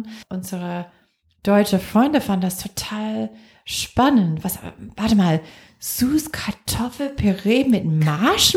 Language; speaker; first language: German; non-native, fluent; English